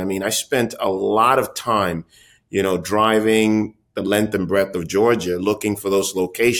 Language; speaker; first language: English; non-native, local second language; Akan